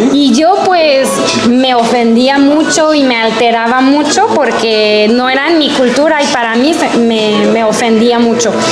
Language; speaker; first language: Spanish; non-native, fluent; French